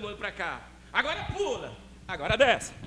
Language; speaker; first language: Portuguese; native; Portuguese